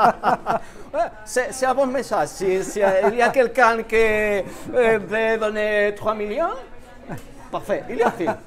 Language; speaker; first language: French; non-native, fluent; Spanish